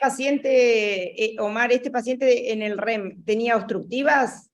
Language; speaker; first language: Spanish; native; Spanish